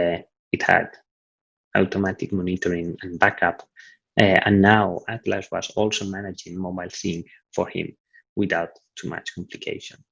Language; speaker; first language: English; non-native, fluent; Italian